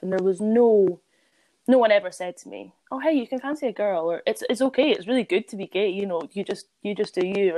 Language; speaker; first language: English; native; English